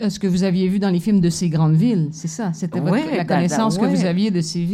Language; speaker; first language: French; native; French